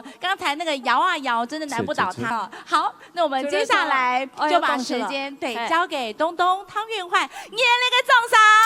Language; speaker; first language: Chinese; native; Chinese